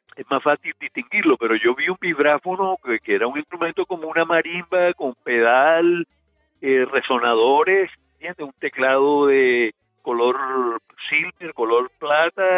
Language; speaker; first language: Spanish; native; Spanish